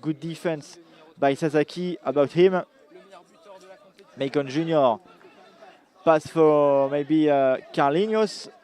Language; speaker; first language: English; non-native, learner; French